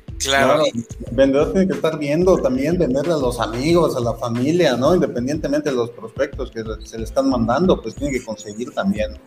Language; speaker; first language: Spanish; native; Spanish